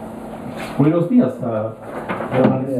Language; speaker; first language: Spanish; non-native, learner; Italian